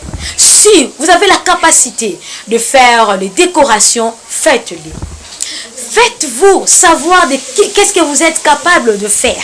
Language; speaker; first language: French; non-native, local second language; Lingala